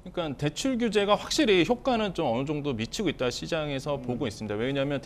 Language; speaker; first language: Korean; native; Korean